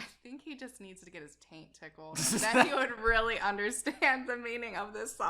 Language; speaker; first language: English; native; English